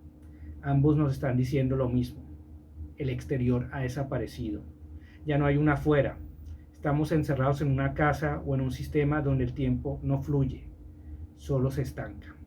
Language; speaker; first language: Spanish; native; Spanish